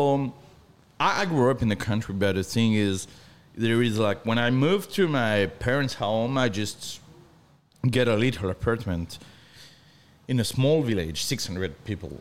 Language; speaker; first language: English; non-native, learner; French